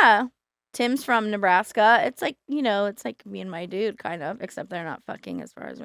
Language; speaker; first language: English; native; English